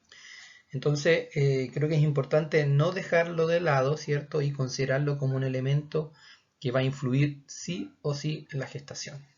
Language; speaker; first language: Spanish; native; Spanish